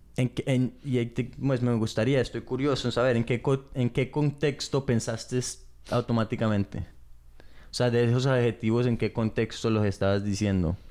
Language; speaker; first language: Spanish; early bilingual, heritage; Spanish